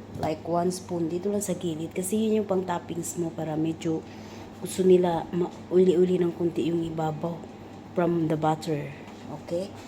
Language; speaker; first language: Filipino; non-native, local second language; Cebuano